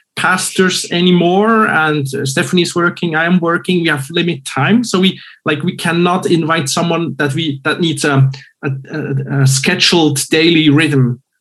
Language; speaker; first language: English; non-native, fluent; German